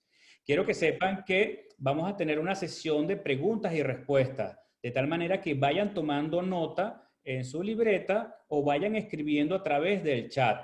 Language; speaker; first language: Spanish; native; Spanish